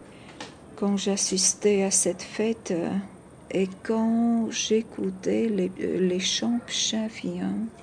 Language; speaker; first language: French; non-native, fluent; Georgian